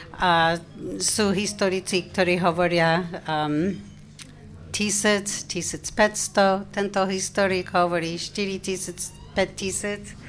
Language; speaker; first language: Slovak; non-native, fluent; English